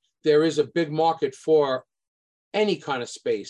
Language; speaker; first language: English; native; English